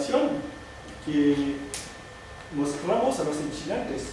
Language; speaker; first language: Spanish; non-native, fluent; French